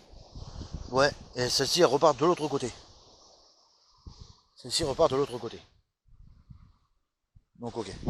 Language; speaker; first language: French; native; French